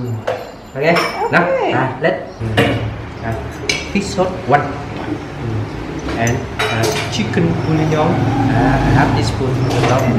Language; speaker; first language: English; non-native, local second language; Vietnamese